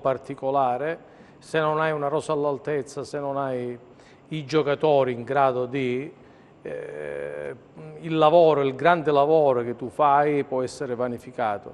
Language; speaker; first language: Italian; native; Italian